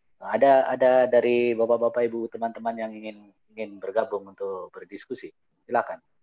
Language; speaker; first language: Indonesian; native; Indonesian